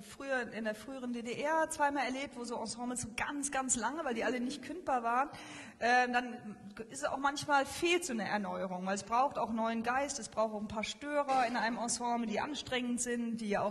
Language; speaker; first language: German; native; German